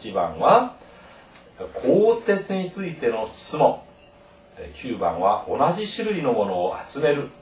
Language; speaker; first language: Japanese; non-native, fluent; Korean